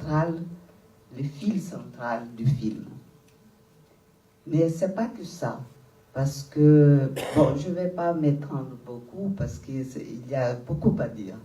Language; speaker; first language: French; non-native, fluent; Portuguese